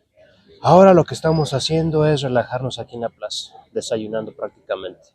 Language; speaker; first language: Spanish; native; Spanish